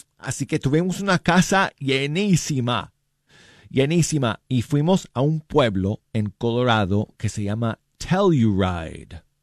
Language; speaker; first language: Spanish; non-native, fluent; English